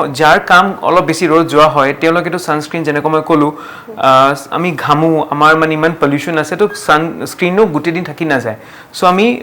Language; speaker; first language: Assamese; non-native, local second language; Marwari